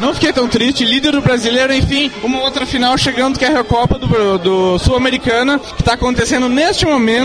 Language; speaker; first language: Portuguese; native; Portuguese